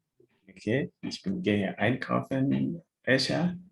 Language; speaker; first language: German; non-native, fluent; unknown